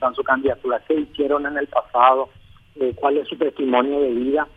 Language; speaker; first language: Spanish; native; Spanish